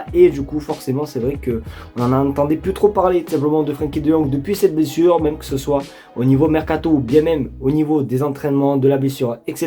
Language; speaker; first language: French; native; French